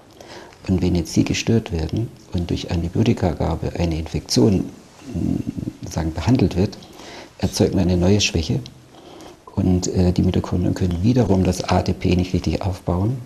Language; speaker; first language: German; native; German